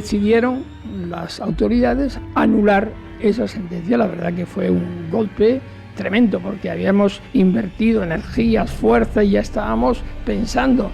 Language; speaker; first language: Spanish; native; Spanish